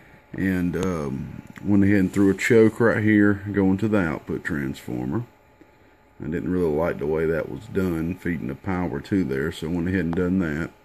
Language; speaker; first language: English; native; English